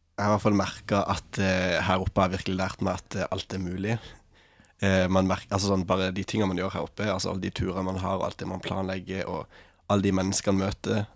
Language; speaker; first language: Norwegian; native; Norwegian